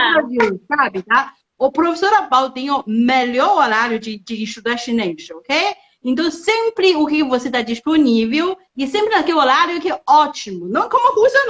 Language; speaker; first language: Portuguese; non-native, fluent; Chinese